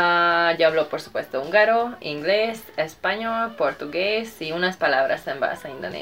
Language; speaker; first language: Spanish; non-native, fluent; Hungarian